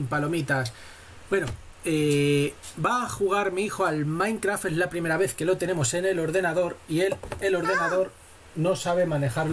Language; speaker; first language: Spanish; native; Spanish